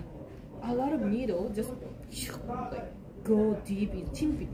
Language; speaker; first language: English; non-native, learner; Japanese